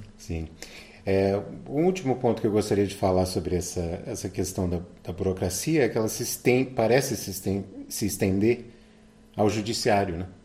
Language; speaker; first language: Portuguese; native; Portuguese